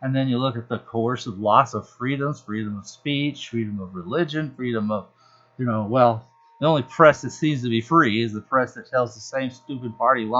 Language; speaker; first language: English; native; English